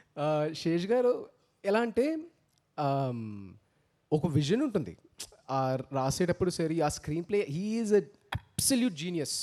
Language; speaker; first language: Telugu; early bilingual, heritage; Telugu